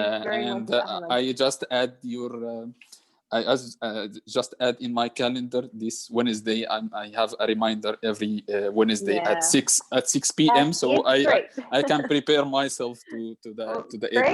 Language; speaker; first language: English; non-native, learner; Arabic